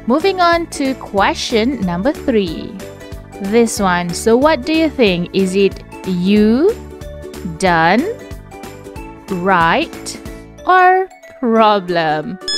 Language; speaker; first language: English; non-native, local second language; Malay